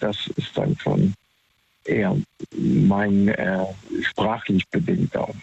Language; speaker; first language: German; native; German